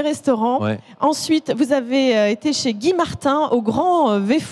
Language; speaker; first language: French; native; French